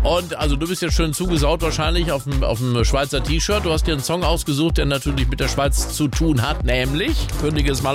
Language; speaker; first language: German; native; German